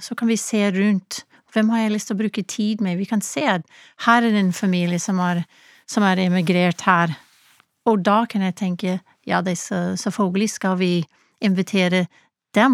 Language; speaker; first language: Norwegian; non-native, fluent; English